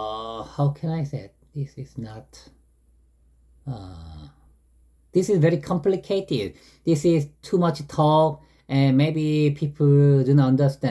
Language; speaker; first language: English; non-native, learner; Korean